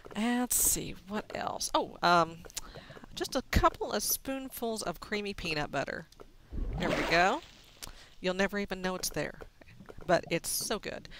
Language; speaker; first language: English; native; English